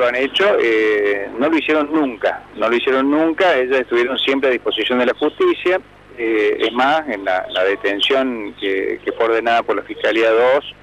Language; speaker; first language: Spanish; native; Spanish